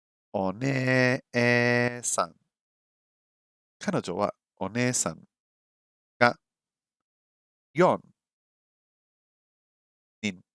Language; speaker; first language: Japanese; non-native, learner; English